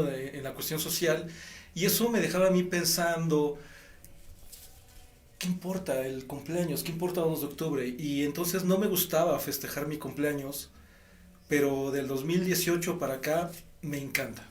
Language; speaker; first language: Spanish; native; Spanish